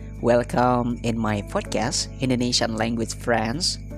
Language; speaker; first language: English; non-native, learner; Indonesian